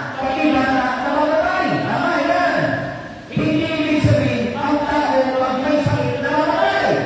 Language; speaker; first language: Filipino; non-native, local second language; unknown